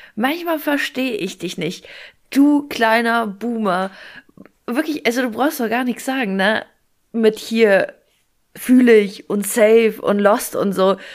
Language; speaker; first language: German; early bilingual, other home language; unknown